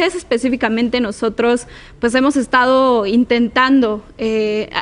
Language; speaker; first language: Spanish; native; Spanish